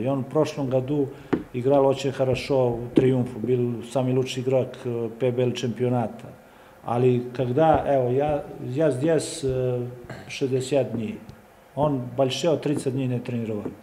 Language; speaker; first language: Russian; non-native, learner; Serbian